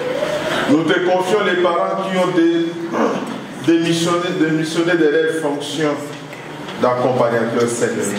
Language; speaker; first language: French; non-native, local second language; Lingala